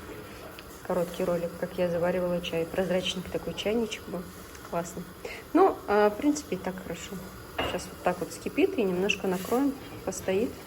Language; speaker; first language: Russian; native; Russian